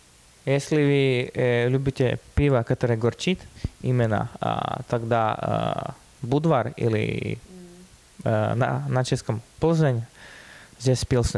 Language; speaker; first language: Russian; non-native, fluent; Slovak